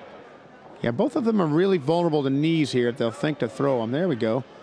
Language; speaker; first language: English; native; English